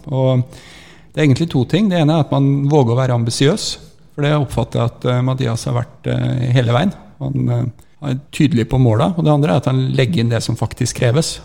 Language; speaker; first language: Norwegian; native; Norwegian